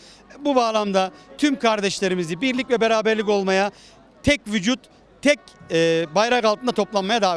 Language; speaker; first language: Turkish; native; Turkish